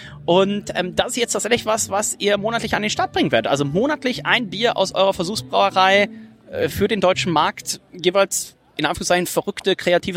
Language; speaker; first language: German; native; German